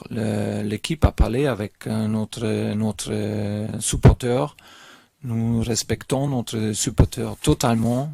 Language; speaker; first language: French; non-native, learner; German